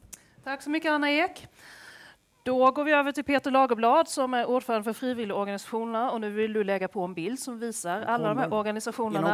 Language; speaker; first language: Swedish; native; Swedish